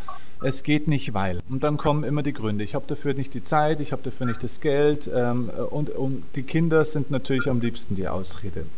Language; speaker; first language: German; native; German